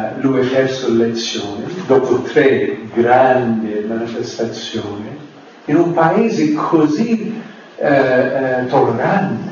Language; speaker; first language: Italian; non-native, fluent; English